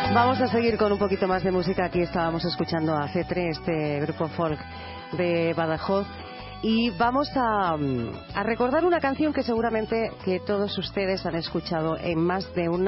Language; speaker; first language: Spanish; native; Spanish